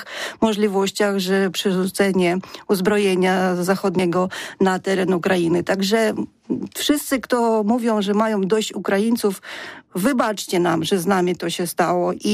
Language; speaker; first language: Polish; non-native, fluent; Ukrainian